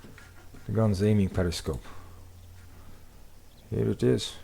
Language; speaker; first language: English; non-native, fluent; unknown